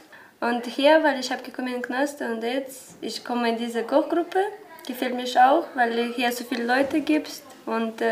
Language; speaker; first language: German; non-native, learner; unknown